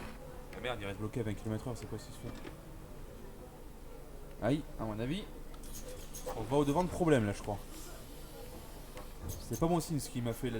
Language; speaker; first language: French; native; French